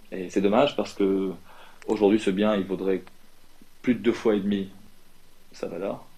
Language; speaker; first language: French; non-native, local second language; Arabic